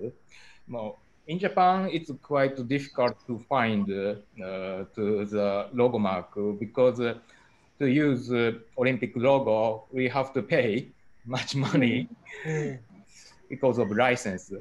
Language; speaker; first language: English; non-native, learner; Japanese